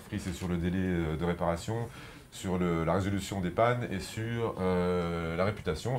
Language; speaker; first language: French; native; French